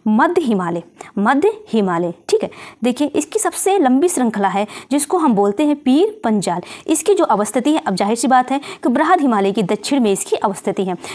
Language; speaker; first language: Hindi; native; Hindi